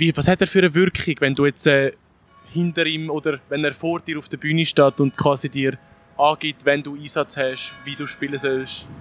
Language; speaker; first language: German; native; German